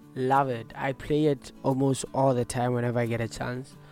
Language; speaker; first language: English; non-native, local second language; Tswana